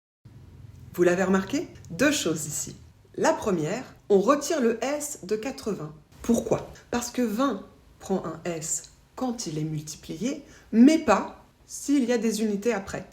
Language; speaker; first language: French; native; French